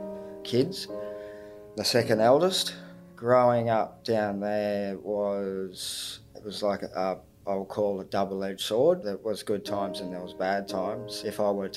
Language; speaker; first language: English; native; English